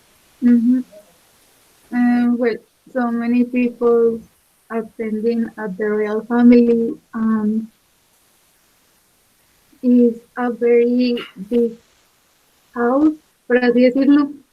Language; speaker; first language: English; non-native, learner; Spanish